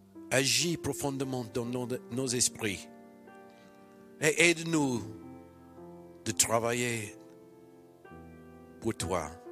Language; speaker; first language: French; non-native, fluent; English